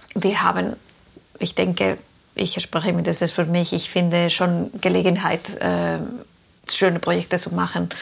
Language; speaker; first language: German; non-native, fluent; Spanish